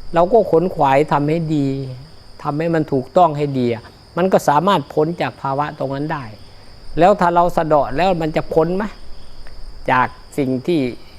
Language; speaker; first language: Thai; native; Thai